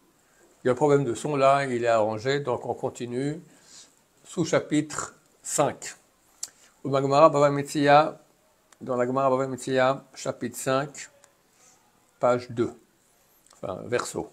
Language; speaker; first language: French; native; French